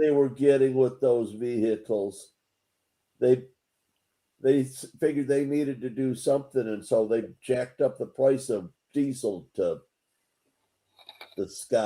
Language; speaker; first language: English; native; English